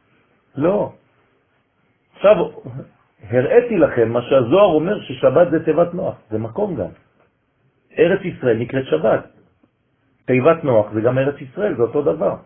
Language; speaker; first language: Hebrew; non-native, fluent; French